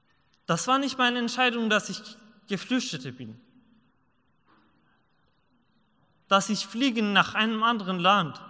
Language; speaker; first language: German; non-native, learner; Persian